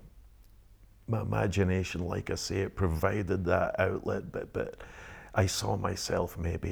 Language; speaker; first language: English; native; English